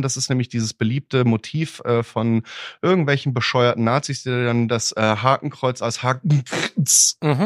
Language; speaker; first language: German; native; German